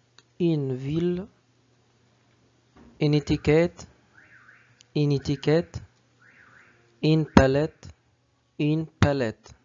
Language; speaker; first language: French; non-native, fluent; Arabic